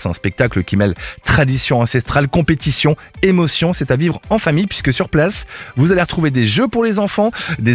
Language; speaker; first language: French; native; French